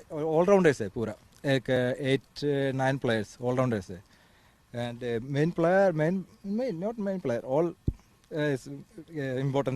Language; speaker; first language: Hindi; non-native, learner; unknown